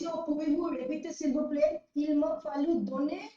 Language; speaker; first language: French; non-native, learner; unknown